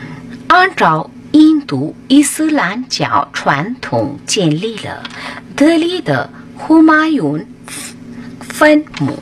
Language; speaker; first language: Chinese; non-native, fluent; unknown